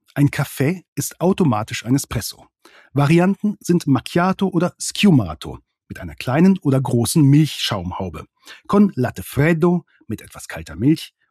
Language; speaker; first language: German; native; German